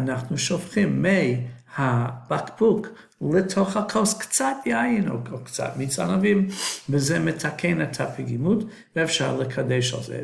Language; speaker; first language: Hebrew; non-native, fluent; English